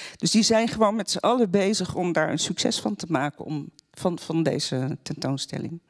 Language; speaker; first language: Dutch; native; Dutch